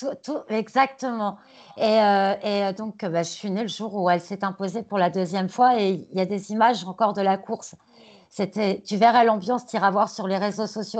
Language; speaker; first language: French; native; French